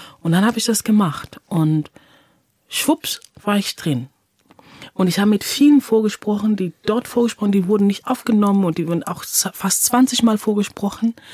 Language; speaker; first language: German; non-native, fluent; English